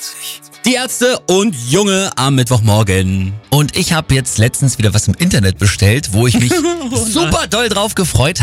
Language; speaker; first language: German; native; German